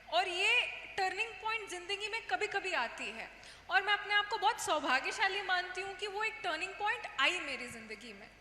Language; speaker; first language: Hindi; non-native, local second language; Kannada